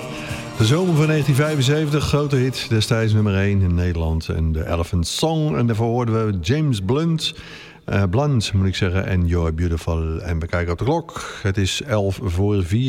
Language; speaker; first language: Dutch; native; Dutch